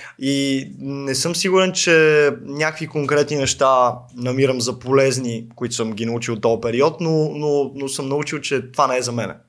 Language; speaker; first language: Bulgarian; native; Bulgarian